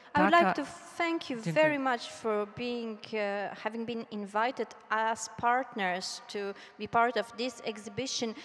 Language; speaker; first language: English; non-native, fluent; Polish